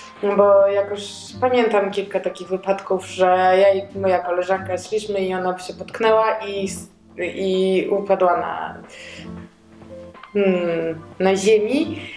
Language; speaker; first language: Polish; non-native, learner; Georgian